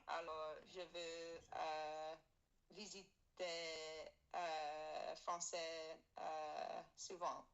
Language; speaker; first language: French; non-native, learner; English